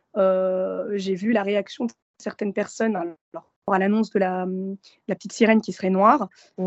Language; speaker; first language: French; early bilingual, other home language; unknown